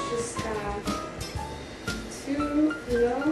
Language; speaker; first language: French; non-native, learner; English